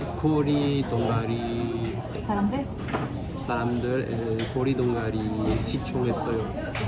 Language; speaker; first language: Korean; non-native, learner; French